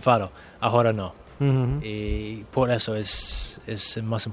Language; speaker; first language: Spanish; non-native, learner; English